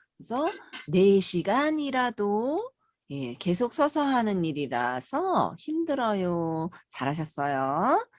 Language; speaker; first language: Korean; native; Korean